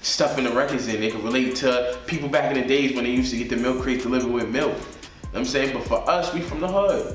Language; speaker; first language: English; native; English